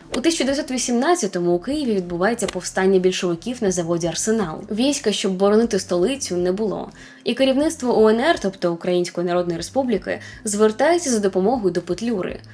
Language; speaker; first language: Ukrainian; non-native, local second language; Russian